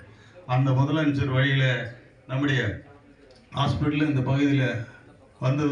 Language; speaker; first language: Tamil; native; Tamil